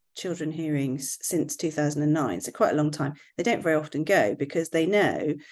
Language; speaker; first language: English; native; English